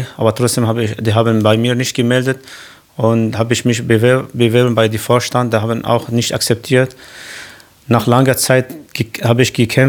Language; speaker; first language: German; non-native, learner; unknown